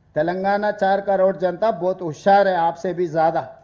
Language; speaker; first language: Hindi; non-native, local second language; Telugu